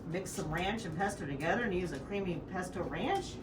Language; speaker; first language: English; native; English